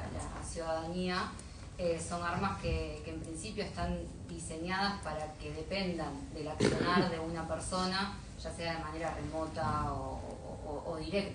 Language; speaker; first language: Spanish; native; Spanish